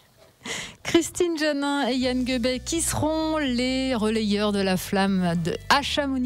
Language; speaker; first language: French; native; French